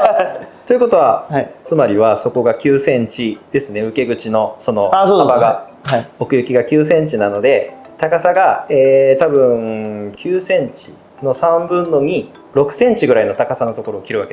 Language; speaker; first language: Japanese; native; Japanese